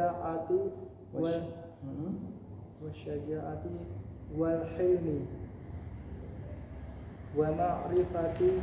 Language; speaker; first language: Arabic; non-native, learner; Indonesian